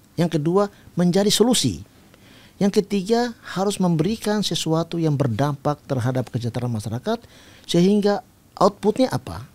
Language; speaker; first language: Indonesian; non-native, local second language; Tetum